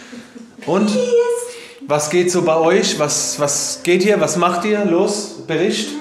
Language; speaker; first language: German; native; German